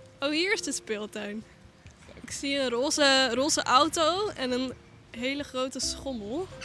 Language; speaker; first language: Dutch; native; Dutch